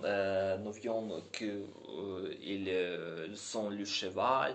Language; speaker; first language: French; non-native, learner; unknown